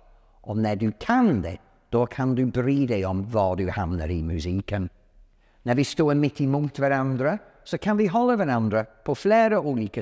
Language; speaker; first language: Swedish; non-native, fluent; English